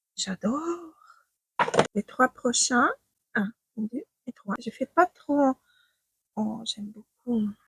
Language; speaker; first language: French; non-native, fluent; Ukrainian